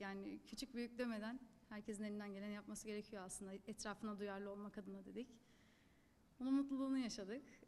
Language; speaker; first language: Turkish; native; Turkish